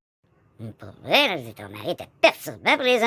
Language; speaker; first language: French; native; French